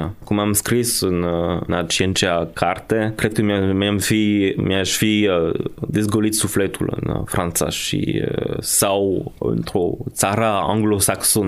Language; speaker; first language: Romanian; non-native, fluent; French